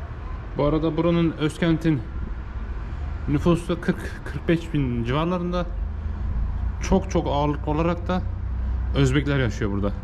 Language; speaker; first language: Turkish; native; Turkish